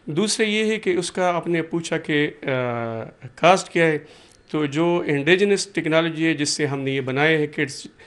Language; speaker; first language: Urdu; non-native, local second language; Punjabi